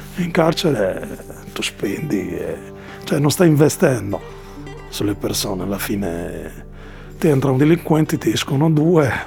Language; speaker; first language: Italian; non-native, fluent; Arabic